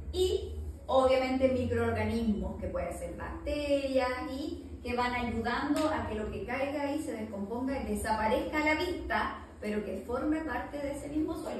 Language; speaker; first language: Spanish; native; Spanish